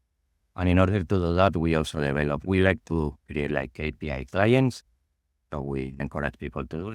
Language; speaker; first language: English; non-native, fluent; Spanish